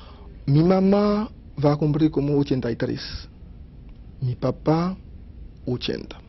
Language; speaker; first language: Spanish; non-native, fluent; Haitian Creole